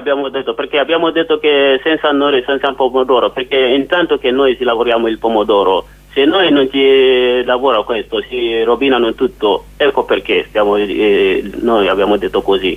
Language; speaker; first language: Italian; non-native, learner; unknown